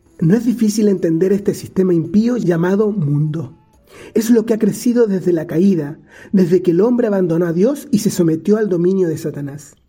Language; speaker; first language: Spanish; native; Spanish